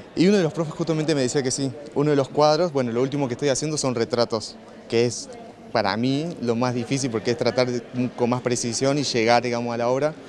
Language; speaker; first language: Spanish; native; Spanish